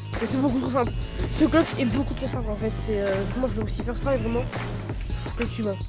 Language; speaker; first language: French; native; French